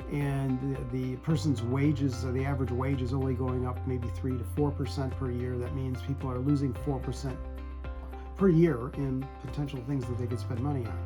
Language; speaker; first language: English; native; English